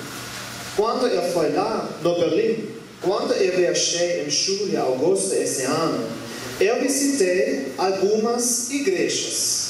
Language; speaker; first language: Portuguese; non-native, learner; German